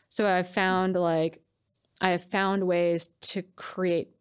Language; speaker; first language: English; native; English